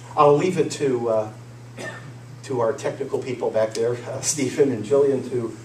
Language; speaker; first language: English; native; English